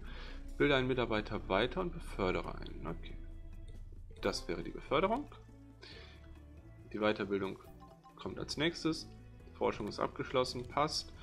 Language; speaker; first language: German; native; German